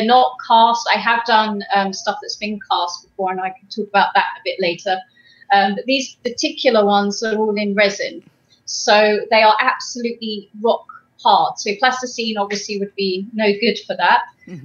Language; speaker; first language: English; native; English